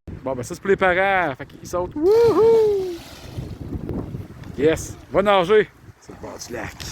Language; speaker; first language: French; native; French